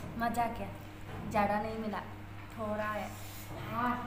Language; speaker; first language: Hindi; non-native, local second language; Bodo